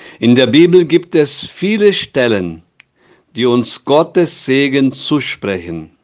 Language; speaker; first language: German; non-native, fluent; Portuguese